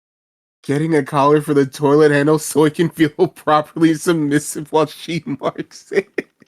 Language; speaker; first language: English; native; English